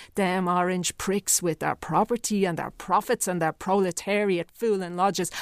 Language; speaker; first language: English; native; English